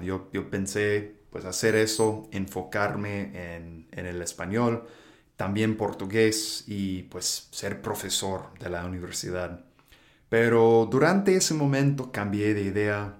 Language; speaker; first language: Spanish; non-native, fluent; English